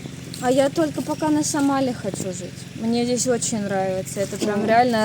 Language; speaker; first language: Russian; native; Russian